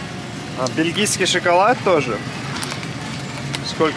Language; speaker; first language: Russian; native; Russian